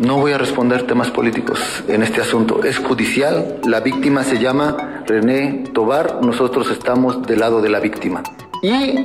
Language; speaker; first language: Spanish; native; Spanish